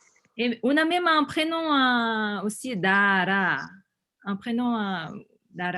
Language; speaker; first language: French; non-native, fluent; Korean